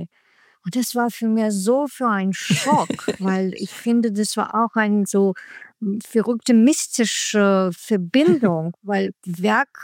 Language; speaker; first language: German; non-native, learner; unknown